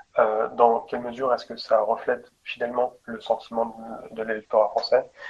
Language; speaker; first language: French; native; French